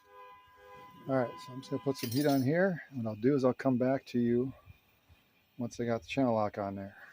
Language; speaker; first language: English; native; English